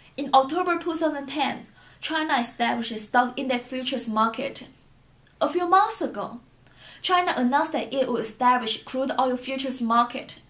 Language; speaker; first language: English; non-native, fluent; Chinese